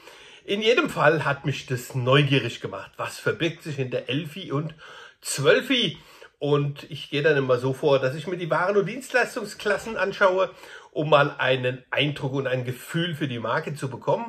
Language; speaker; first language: German; native; German